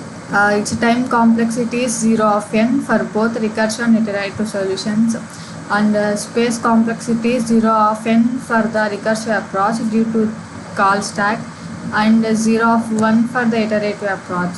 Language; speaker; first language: English; non-native, local second language; Telugu